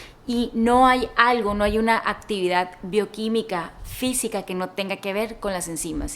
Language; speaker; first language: Spanish; native; Spanish